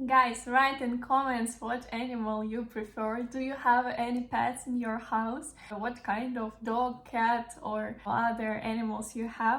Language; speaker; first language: English; non-native, learner; Russian